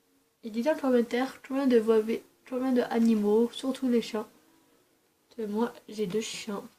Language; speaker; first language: French; early bilingual, other home language; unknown